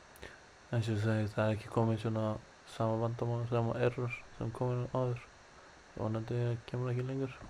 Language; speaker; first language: Icelandic; non-native, learner; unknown